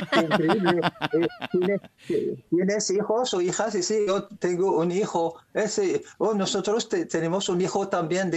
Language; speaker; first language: Spanish; non-native, learner; French